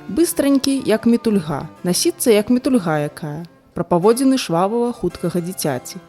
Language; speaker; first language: Belarusian; native; Belarusian